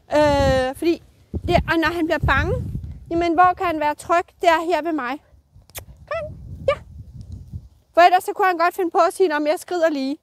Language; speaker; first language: Danish; native; Danish